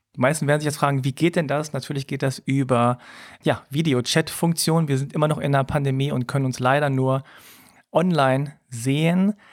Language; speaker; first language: German; early bilingual, other home language; Korean